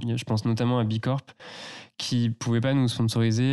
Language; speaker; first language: French; native; French